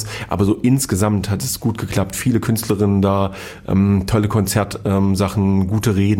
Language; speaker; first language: German; native; German